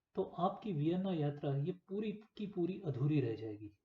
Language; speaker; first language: Hindi; non-native, local second language; Marathi